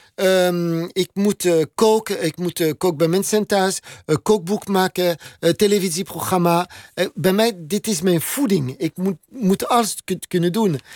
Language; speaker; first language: Dutch; non-native, learner; French